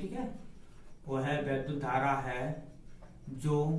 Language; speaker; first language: Hindi; native; Hindi